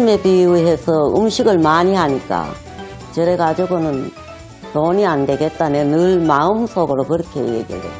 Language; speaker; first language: Korean; native; Korean